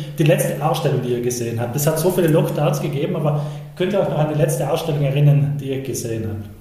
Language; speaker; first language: German; native; German